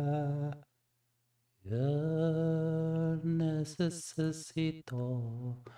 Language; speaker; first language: Spanish; non-native, learner; English